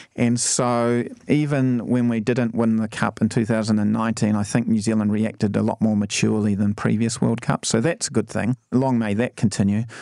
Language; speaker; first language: English; native; English